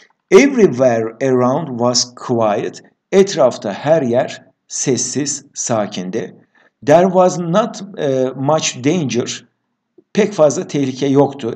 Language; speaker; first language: English; non-native, fluent; Turkish